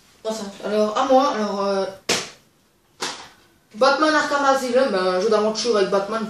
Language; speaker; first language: French; native; French